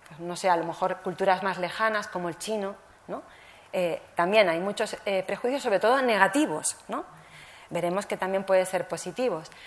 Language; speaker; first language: Spanish; native; Spanish